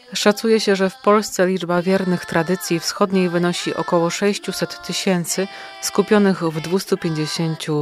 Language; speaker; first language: Polish; native; Polish